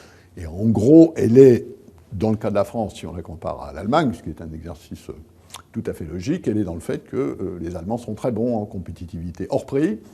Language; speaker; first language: French; native; French